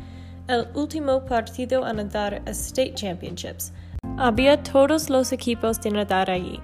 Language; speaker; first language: Spanish; non-native, learner; English